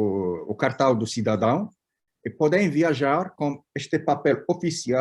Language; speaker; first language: Portuguese; non-native, fluent; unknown